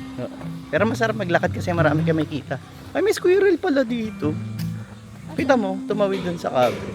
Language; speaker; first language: Filipino; native; Filipino